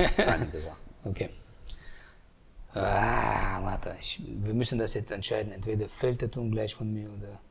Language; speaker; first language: German; native; German